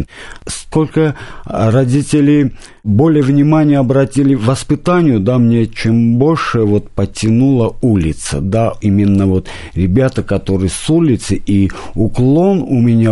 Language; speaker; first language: Russian; non-native, local second language; Armenian